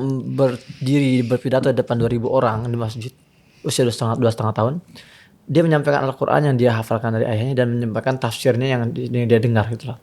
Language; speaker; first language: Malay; non-native, fluent; Arabic